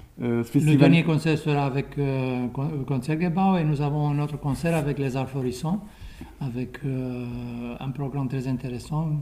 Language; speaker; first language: French; non-native, fluent; Romanian